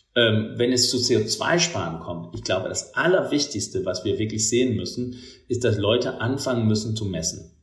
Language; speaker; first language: German; non-native, fluent; Danish